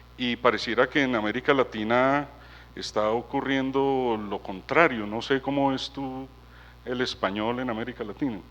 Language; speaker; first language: Spanish; native; Spanish